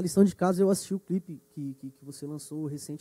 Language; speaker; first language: Portuguese; native; Portuguese